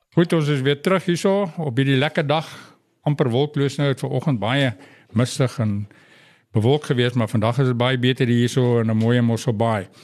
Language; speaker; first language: Afrikaans; non-native, local second language; English